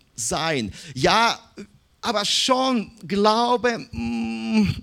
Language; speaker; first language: German; non-native, fluent; Russian